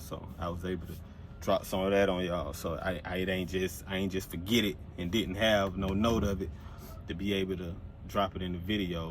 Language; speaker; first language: English; native; English